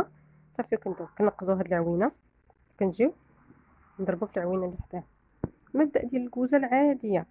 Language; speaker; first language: Arabic; native; Arabic